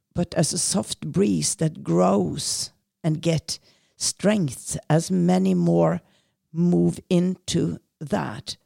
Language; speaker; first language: English; non-native, fluent; Norwegian